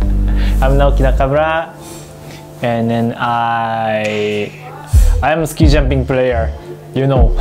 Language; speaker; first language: English; non-native, learner; Japanese